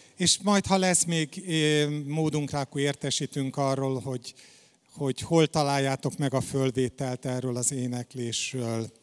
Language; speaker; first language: Hungarian; native; Hungarian